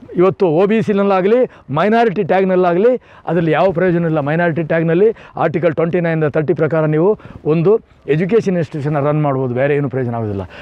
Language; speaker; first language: Kannada; non-native, local second language; Kodava